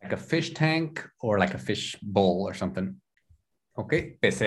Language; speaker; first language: English; non-native, fluent; Spanish